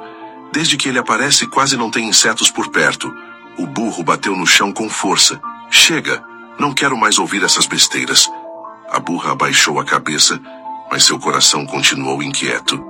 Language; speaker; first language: Portuguese; native; Portuguese